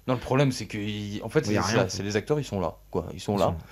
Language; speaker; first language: French; native; French